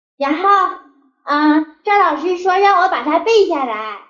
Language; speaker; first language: Chinese; native; Chinese